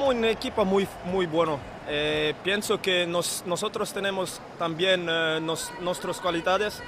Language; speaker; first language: Spanish; non-native, learner; French